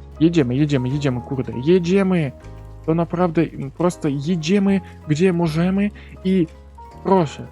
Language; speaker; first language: Polish; non-native, learner; Ukrainian